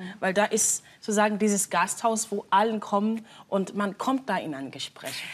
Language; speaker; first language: German; non-native, fluent; Swahili